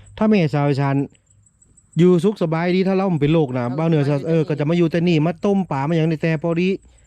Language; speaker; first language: Thai; native; Thai